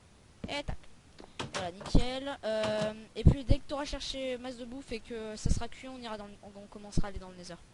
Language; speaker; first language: French; native; French